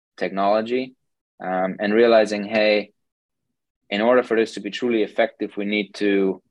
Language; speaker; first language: English; non-native, fluent; German